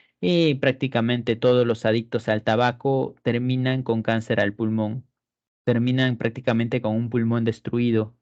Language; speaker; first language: Spanish; native; Spanish